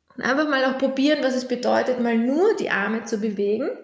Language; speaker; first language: German; native; German